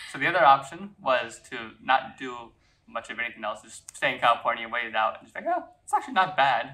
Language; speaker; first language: English; native; English